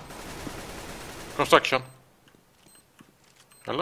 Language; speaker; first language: Swedish; native; Swedish